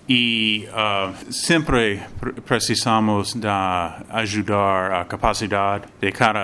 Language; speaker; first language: Portuguese; non-native, learner; English